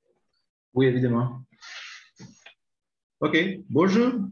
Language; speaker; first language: French; non-native, learner; Spanish